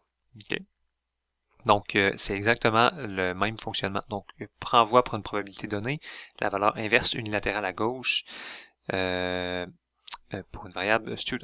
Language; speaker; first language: French; native; French